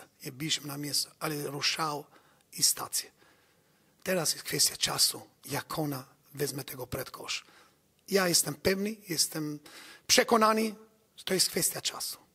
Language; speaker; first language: Polish; non-native, learner; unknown